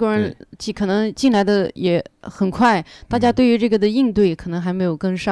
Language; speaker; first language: Chinese; native; Chinese